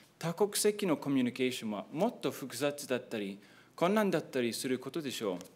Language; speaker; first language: Japanese; non-native, fluent; English